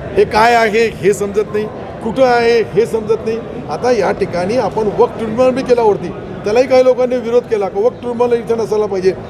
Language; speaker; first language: Marathi; non-native, local second language; Urdu